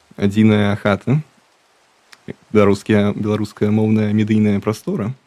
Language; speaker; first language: Belarusian; non-native, local second language; Russian